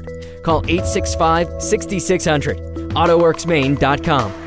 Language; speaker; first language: English; native; English